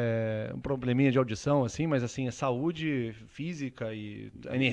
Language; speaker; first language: Portuguese; native; Portuguese